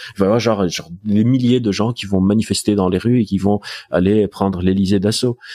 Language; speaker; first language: French; non-native, local second language; Arabic